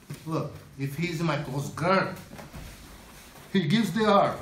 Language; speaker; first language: English; non-native, fluent; Portuguese